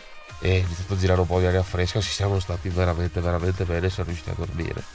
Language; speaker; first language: Italian; native; Italian